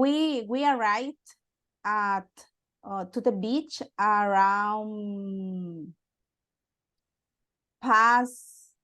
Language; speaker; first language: English; non-native, learner; Spanish